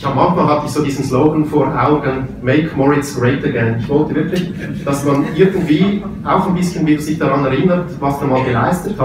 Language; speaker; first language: German; native; German